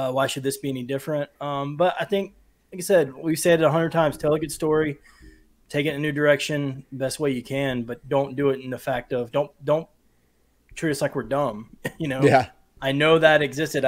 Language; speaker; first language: English; native; English